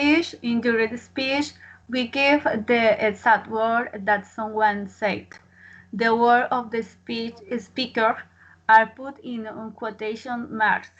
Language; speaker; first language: English; non-native, learner; Spanish